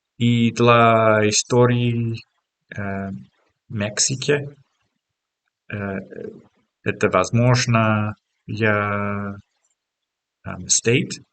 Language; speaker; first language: Russian; non-native, learner; English